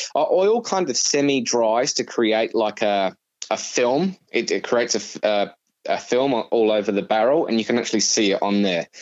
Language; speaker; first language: English; native; English